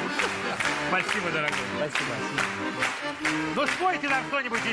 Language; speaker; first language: Russian; native; Russian